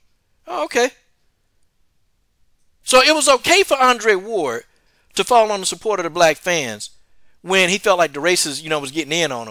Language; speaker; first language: English; native; English